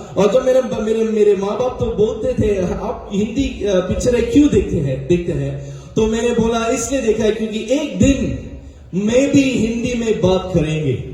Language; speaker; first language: Hindi; early bilingual, heritage; Hindi